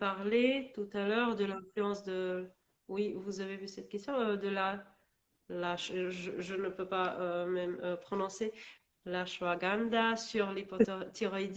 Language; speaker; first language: French; non-native, learner; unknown